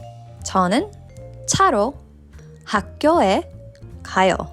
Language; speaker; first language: Korean; non-native, fluent; English